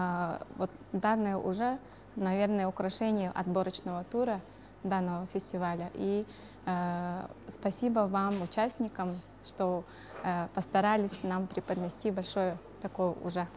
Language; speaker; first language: Russian; non-native, local second language; Tuvinian